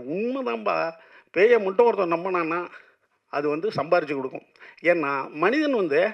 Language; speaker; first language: Tamil; native; Tamil